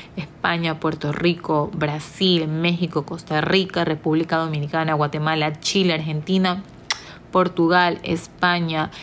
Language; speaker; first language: Spanish; native; Spanish